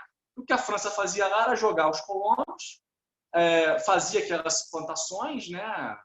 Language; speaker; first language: Portuguese; native; Portuguese